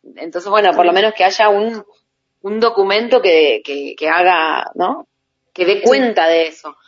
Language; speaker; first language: Spanish; native; Spanish